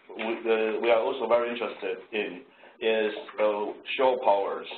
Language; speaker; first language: English; non-native, fluent; Chinese